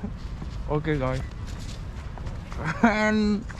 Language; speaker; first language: English; non-native, learner; Javanese